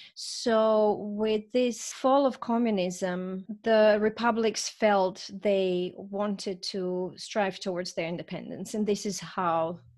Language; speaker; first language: English; non-native, fluent; Croatian